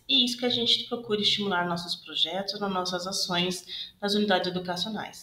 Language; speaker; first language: Portuguese; native; Portuguese